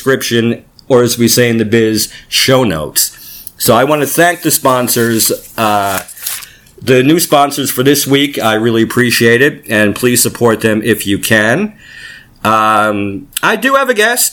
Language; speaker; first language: English; native; English